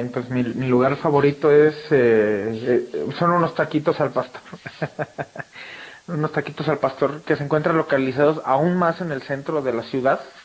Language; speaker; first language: Spanish; native; Spanish